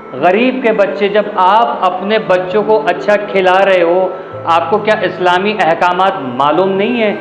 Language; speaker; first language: Urdu; native; Urdu